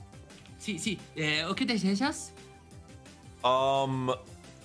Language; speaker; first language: Spanish; non-native, learner; Portuguese